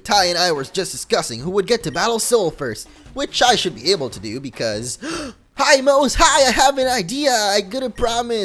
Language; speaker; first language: English; native; English